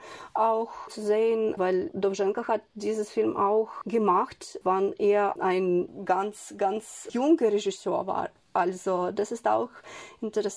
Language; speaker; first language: German; non-native, fluent; Ukrainian